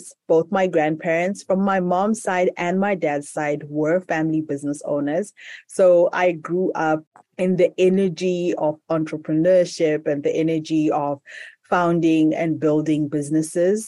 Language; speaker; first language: English; non-native, local second language; Shona